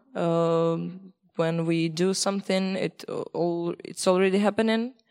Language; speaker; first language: English; non-native, fluent; Belarusian